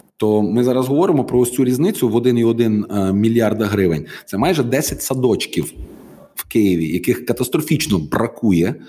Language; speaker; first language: Ukrainian; native; Ukrainian